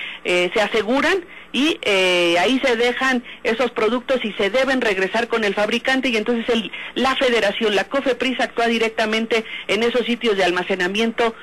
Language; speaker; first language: Spanish; native; Spanish